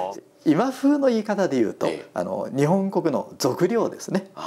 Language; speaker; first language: Japanese; native; Japanese